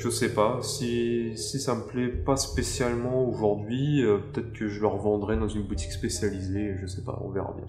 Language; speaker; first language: French; native; French